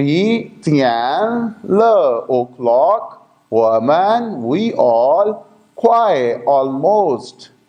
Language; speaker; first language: Chinese; non-native, learner; Urdu